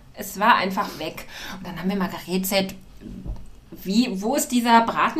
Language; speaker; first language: German; native; German